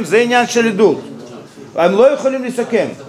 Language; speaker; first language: Hebrew; non-native, fluent; Russian